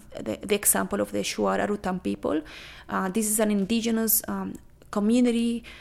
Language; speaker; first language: English; non-native, fluent; Spanish